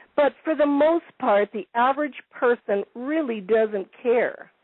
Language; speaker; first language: English; non-native, fluent; Italian